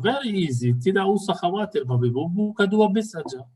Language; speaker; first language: Indonesian; non-native, fluent; Arabic